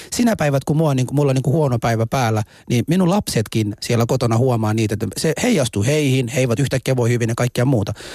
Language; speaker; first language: Finnish; non-native, fluent; Somali